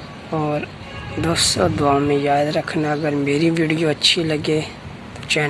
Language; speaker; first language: Hindi; non-native, local second language; Punjabi